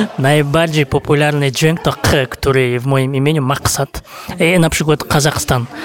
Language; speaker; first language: Polish; non-native, fluent; Kazakh